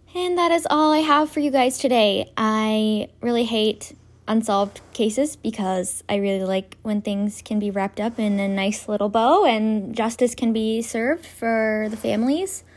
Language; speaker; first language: English; native; English